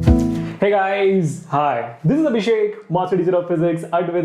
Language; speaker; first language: English; non-native, local second language; Hindi